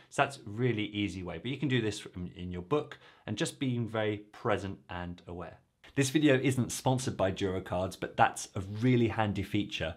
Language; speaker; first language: English; native; English